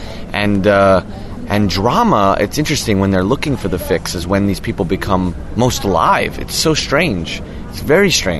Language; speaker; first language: English; native; English